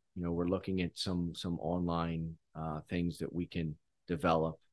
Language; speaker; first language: English; native; English